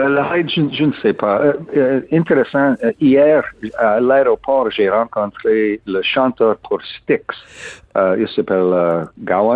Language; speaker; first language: French; non-native, learner; English